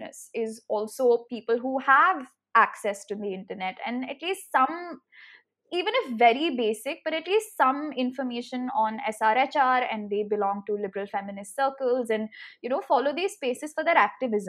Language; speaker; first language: English; non-native, local second language; Hindi